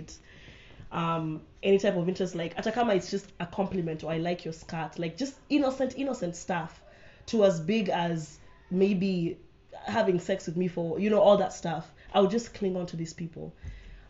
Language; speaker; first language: English; non-native, local second language; Swahili